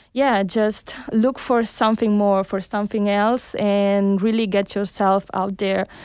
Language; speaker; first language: English; early bilingual, heritage; Spanish